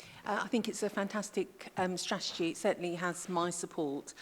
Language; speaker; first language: English; native; English